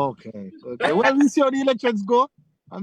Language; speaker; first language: English; native; English